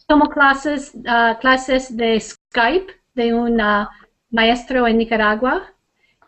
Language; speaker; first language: Spanish; non-native, learner; English